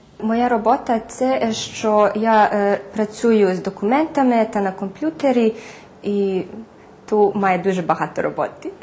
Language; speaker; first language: Ukrainian; non-native, local second language; Serbian